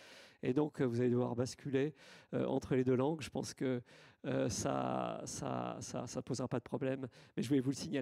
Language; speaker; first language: French; native; French